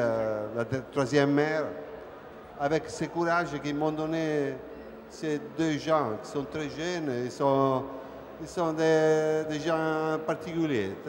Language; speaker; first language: French; non-native, fluent; Italian